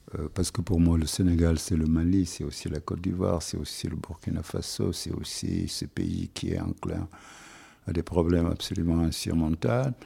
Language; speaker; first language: French; non-native, local second language; Wolof